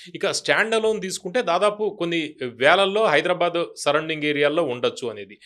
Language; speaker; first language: Telugu; native; Telugu